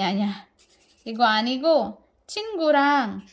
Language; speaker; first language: Korean; non-native, fluent; Filipino